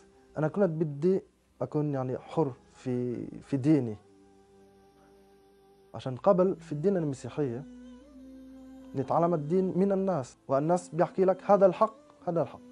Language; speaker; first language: Arabic; non-native, learner; French